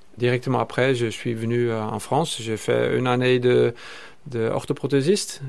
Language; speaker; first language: French; non-native, fluent; Dutch